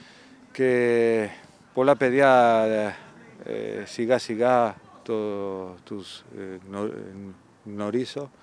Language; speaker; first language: Greek; non-native, fluent; Spanish